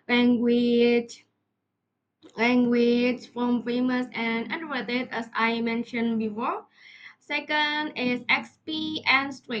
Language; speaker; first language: English; non-native, learner; Indonesian